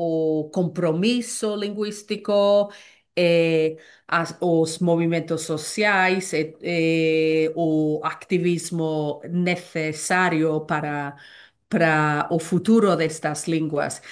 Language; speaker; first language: Galician; non-native, learner; Welsh